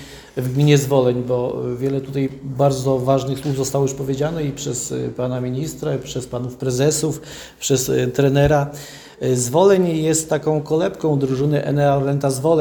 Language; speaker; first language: Polish; native; Polish